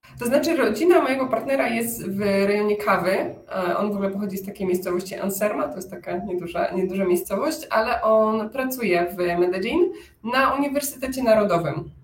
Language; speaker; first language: Polish; native; Polish